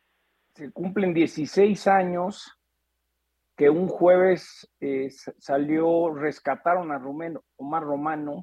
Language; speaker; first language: Spanish; native; Spanish